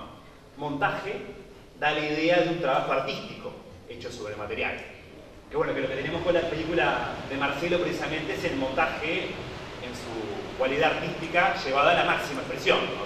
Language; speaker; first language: Spanish; native; Spanish